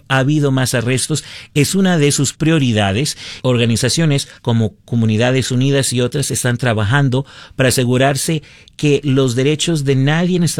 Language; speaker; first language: Spanish; early bilingual, heritage; Spanish